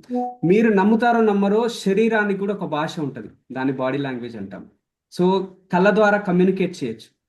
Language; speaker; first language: Telugu; native; Telugu